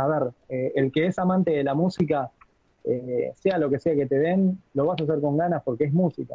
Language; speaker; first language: Spanish; native; Spanish